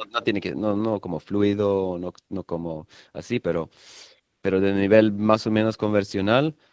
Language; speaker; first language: Spanish; non-native, fluent; Swedish